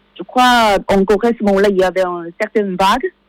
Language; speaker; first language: French; non-native, learner; Korean